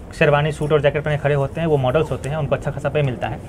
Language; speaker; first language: Hindi; native; Hindi